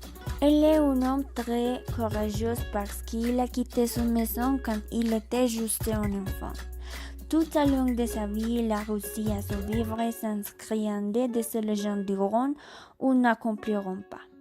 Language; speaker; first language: French; non-native, learner; Spanish